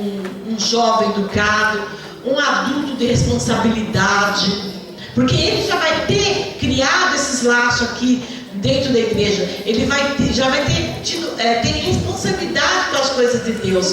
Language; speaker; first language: Portuguese; native; Portuguese